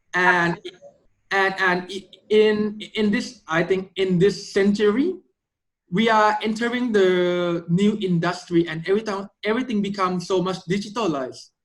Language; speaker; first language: English; non-native, fluent; Thai